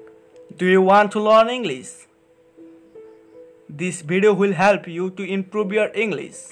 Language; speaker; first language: English; non-native, learner; Nepali